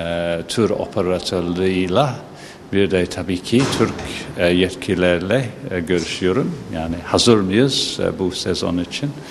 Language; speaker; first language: Turkish; non-native, fluent; English